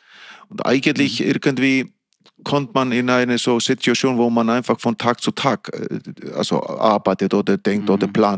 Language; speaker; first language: German; non-native, fluent; Icelandic